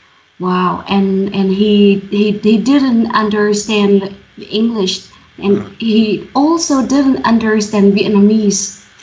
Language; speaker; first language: English; non-native, learner; Vietnamese